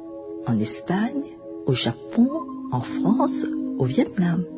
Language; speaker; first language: French; non-native, fluent; Vietnamese